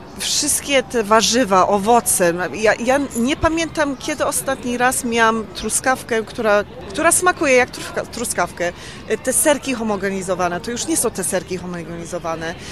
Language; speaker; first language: Polish; early bilingual, heritage; Polish